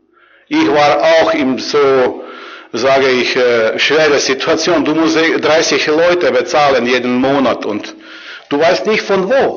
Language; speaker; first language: German; non-native, learner; Croatian